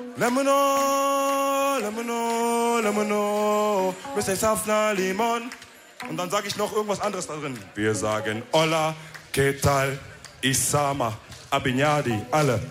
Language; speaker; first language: German; early bilingual, other home language; Wolof